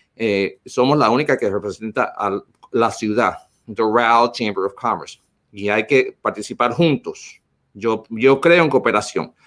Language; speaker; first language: Spanish; early bilingual, heritage; Spanish